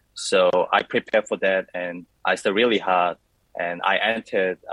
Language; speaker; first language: English; non-native, learner; Korean